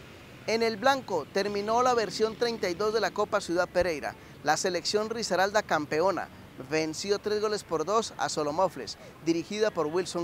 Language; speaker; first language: Spanish; native; Spanish